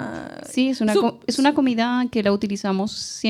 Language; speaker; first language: Spanish; native; Spanish